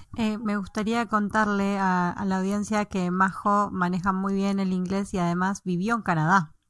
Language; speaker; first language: Spanish; native; Spanish